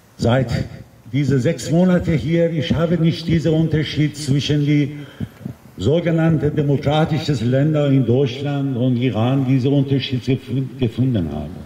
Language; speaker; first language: German; non-native, fluent; Persian